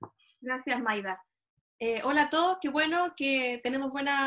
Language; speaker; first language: Spanish; native; Spanish